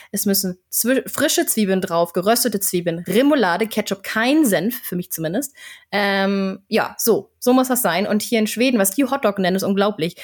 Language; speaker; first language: German; native; German